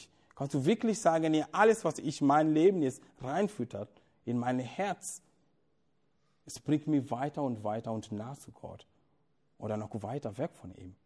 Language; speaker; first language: German; non-native, fluent; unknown